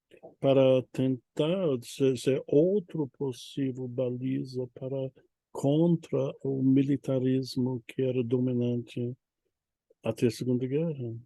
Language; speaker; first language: Portuguese; non-native, fluent; English